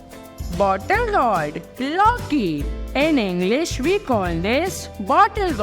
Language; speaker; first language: English; non-native, local second language; Hindi